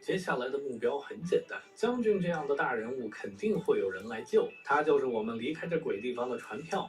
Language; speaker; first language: Chinese; native; Chinese